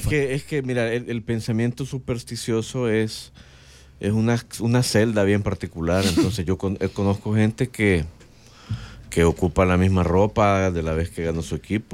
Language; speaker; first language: Spanish; native; Spanish